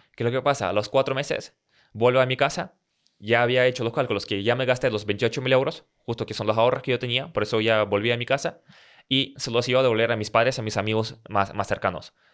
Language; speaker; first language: Spanish; early bilingual, other home language; Russian